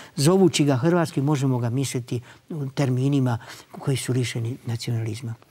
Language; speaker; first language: Croatian; native; Croatian